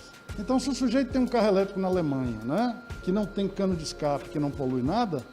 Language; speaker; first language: Portuguese; native; Portuguese